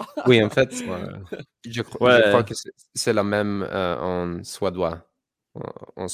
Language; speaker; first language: French; non-native, learner; English